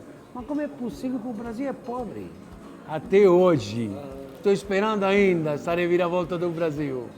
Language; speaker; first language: Portuguese; non-native, fluent; Italian